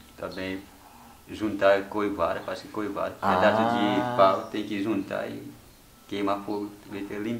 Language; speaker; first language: Portuguese; non-native, local second language; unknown